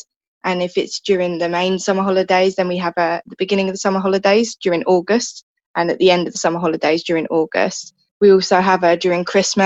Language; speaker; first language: English; native; English